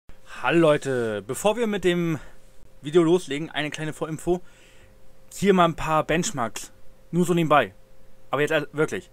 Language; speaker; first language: German; native; German